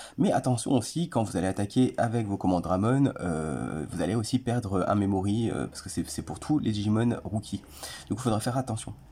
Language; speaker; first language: French; native; French